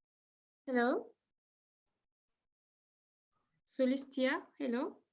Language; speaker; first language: English; non-native, learner; Turkish